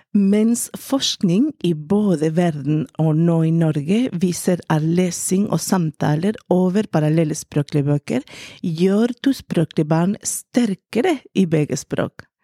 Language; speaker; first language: Norwegian; non-native, fluent; Spanish